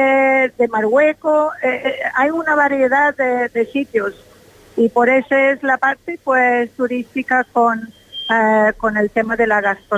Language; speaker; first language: Spanish; non-native, fluent; English